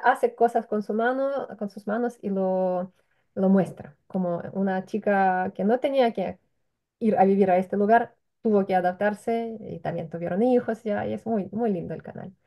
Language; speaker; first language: Spanish; non-native, fluent; Ukrainian